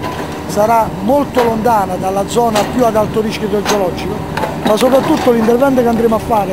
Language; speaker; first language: Italian; native; Italian